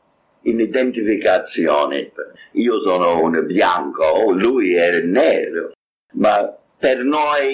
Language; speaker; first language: Italian; non-native, fluent; English